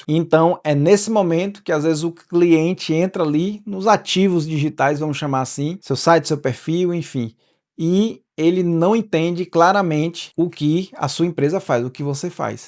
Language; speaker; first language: Portuguese; native; Portuguese